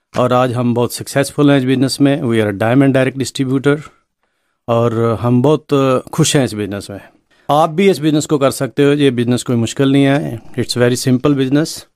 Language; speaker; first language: Hindi; non-native, local second language; Punjabi